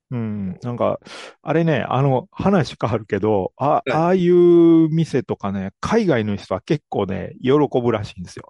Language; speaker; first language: Japanese; native; Japanese